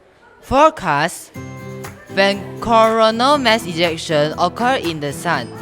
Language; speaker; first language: English; non-native, local second language; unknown